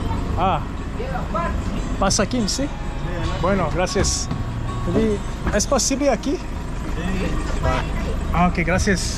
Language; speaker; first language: Spanish; non-native, learner; English